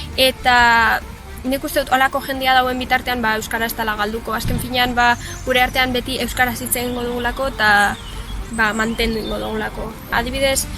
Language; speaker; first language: Basque; native; Basque